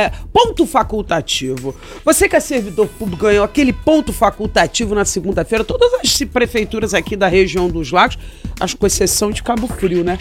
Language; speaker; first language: Portuguese; native; Portuguese